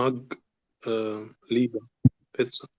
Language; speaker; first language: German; non-native, learner; Arabic